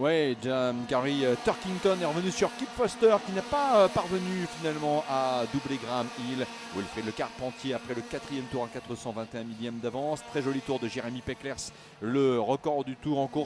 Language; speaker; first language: French; native; French